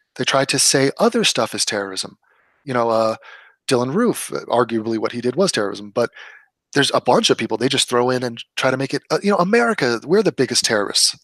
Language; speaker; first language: English; native; English